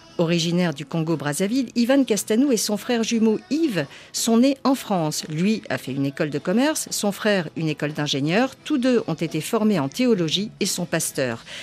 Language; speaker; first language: French; native; French